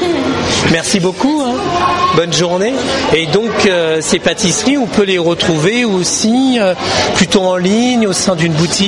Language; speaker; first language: French; native; French